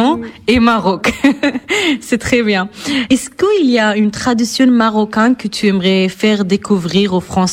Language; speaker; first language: French; non-native, fluent; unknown